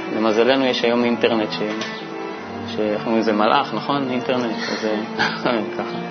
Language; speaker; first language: Hebrew; early bilingual, other home language; French